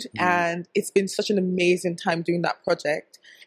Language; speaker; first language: English; non-native, local second language; Yoruba